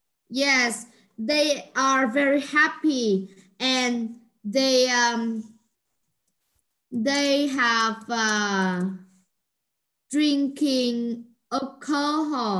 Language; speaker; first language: English; non-native, learner; Vietnamese